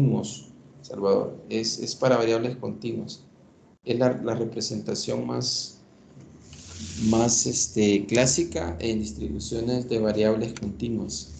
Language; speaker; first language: Spanish; native; Spanish